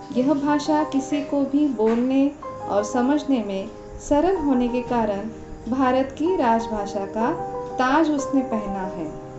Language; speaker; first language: Hindi; non-native, local second language; Marathi